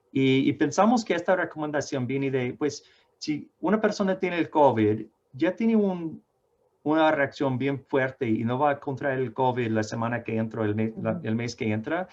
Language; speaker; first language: Spanish; non-native, fluent; English